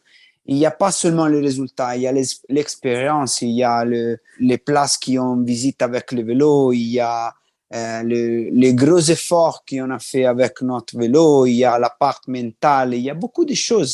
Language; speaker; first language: French; non-native, learner; Italian